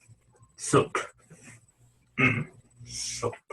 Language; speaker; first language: English; non-native, learner; Chinese